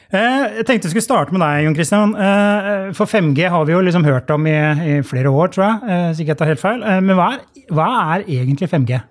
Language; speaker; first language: Norwegian; native; Norwegian